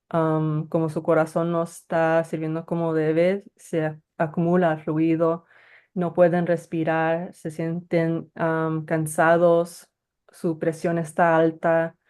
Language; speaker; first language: Spanish; early bilingual, heritage; Spanish